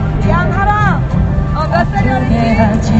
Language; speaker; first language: Korean; native; Korean